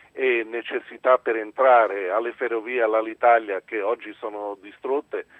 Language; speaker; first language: Italian; early bilingual, other home language; English